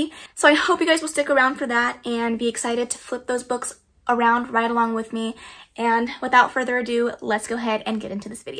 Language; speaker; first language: English; native; English